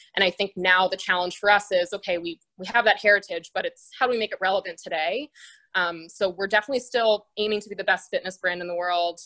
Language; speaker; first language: English; native; English